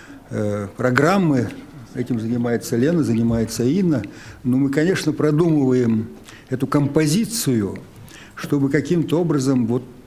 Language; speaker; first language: Russian; native; Russian